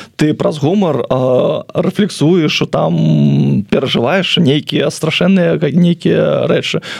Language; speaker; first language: Belarusian; non-native, local second language; Russian